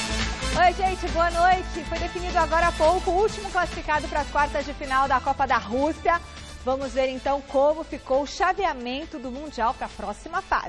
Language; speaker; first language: Portuguese; native; Portuguese